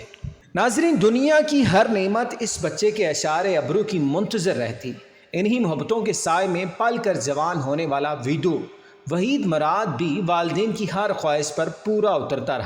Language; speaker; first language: Urdu; native; Urdu